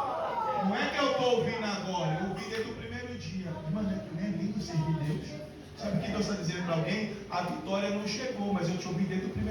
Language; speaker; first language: Portuguese; native; Portuguese